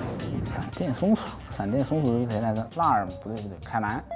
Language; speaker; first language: Chinese; native; Chinese